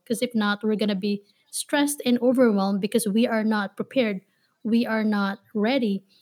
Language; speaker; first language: English; non-native, local second language; Filipino